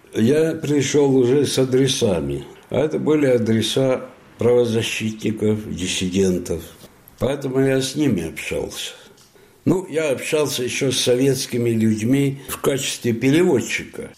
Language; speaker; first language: Russian; non-native, fluent; Italian